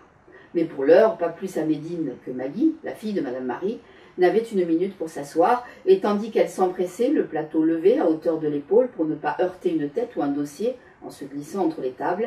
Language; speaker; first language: French; native; French